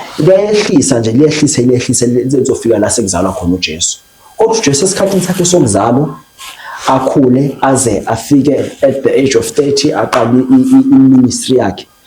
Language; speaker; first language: Zulu; non-native, local second language; Xhosa